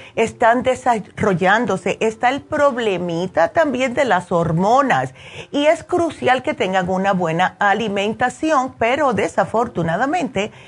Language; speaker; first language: Spanish; early bilingual, heritage; Spanish